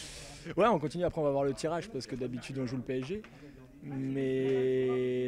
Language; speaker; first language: French; native; French